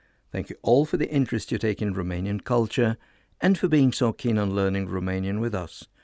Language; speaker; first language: English; non-native, fluent; Romanian